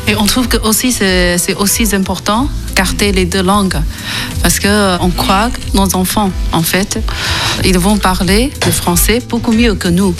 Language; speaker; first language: French; non-native, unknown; Chinese